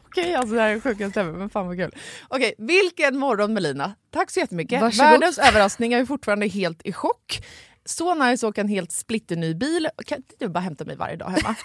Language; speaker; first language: Swedish; native; Swedish